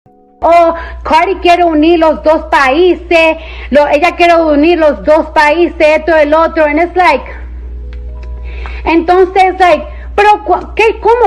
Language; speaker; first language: Spanish; early bilingual, heritage; Spanish